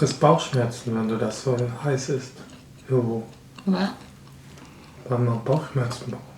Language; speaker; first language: German; non-native, local second language; Korean